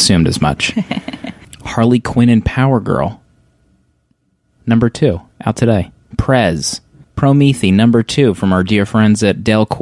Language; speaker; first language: English; native; English